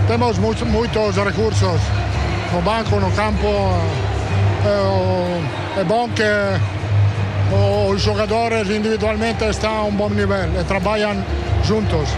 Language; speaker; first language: Portuguese; non-native, learner; Italian